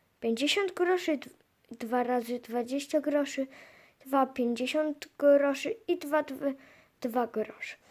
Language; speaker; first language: Polish; native; Polish